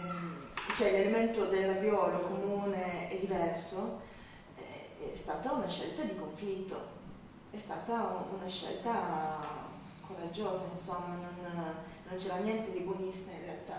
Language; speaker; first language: Italian; native; Italian